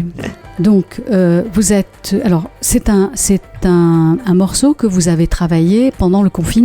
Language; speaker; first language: French; native; French